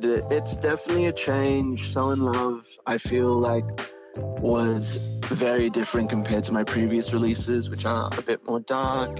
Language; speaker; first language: English; native; English